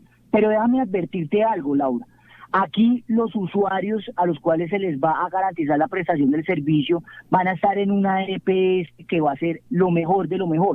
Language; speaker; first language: Spanish; native; Spanish